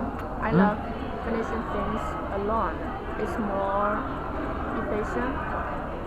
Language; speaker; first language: English; non-native, learner; Chinese